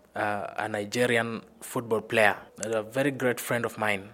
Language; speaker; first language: English; non-native, local second language; Luyia